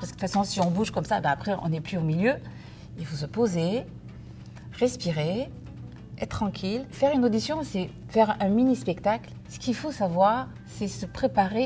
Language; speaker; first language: French; native; French